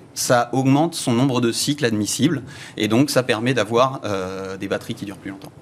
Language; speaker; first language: French; native; French